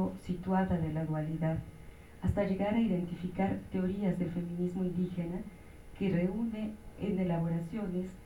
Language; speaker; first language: Spanish; native; Spanish